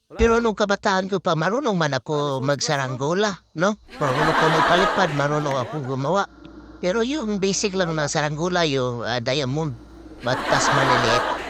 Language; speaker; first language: Filipino; native; Filipino